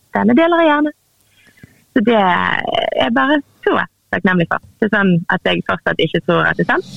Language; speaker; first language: Norwegian; native; Norwegian